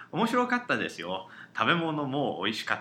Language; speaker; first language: Japanese; non-native, learner; English